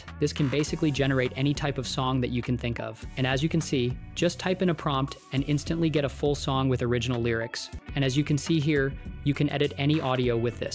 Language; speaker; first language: English; native; English